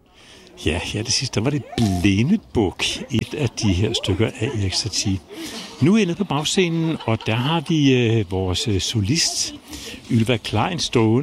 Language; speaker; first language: Danish; native; Danish